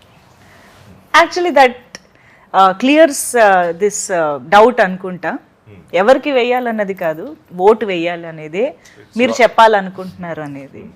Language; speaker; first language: Telugu; native; Telugu